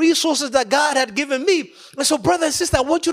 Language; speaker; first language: English; non-native, local second language; Nyanja